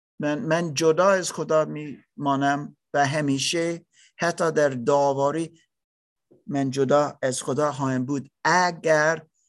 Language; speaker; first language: Persian; non-native, learner; German